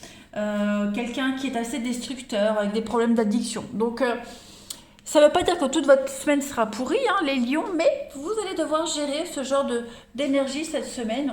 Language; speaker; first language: French; native; French